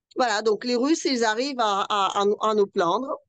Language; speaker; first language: French; non-native, fluent; Russian